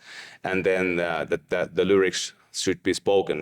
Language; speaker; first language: English; non-native, fluent; Finnish